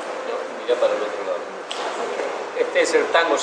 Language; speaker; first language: Spanish; native; Spanish